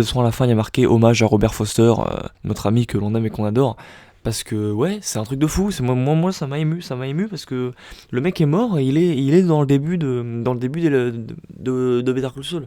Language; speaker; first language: French; native; French